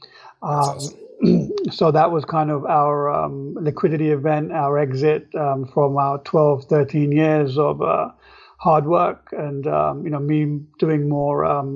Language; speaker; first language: English; native; English